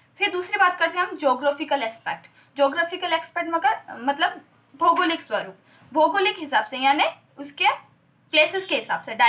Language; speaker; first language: Hindi; native; Hindi